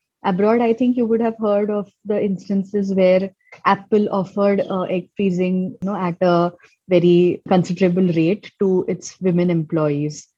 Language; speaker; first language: English; non-native, local second language; Marathi